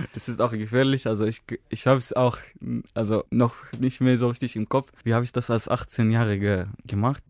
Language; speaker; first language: German; non-native, fluent; Arabic